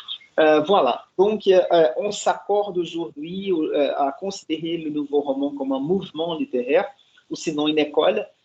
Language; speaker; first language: French; non-native, fluent; Portuguese